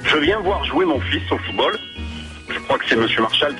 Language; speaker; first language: French; native; French